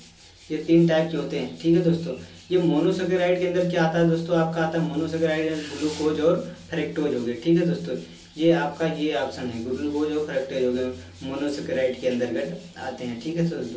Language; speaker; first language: Hindi; native; Hindi